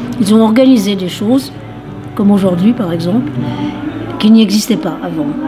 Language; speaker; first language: French; native; French